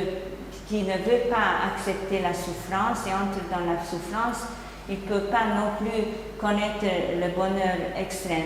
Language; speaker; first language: French; non-native, fluent; Hungarian